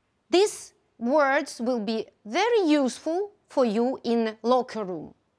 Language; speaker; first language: English; non-native, fluent; Ukrainian